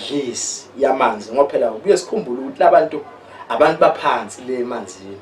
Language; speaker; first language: Zulu; native; Zulu